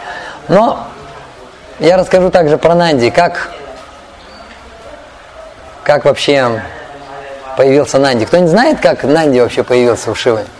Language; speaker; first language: Russian; native; Russian